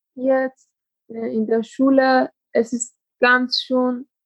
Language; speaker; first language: German; non-native, learner; Persian